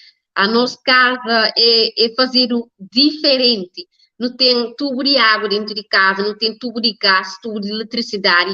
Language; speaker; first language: Portuguese; non-native, learner; Kabuverdianu